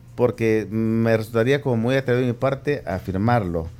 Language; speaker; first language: Spanish; native; Spanish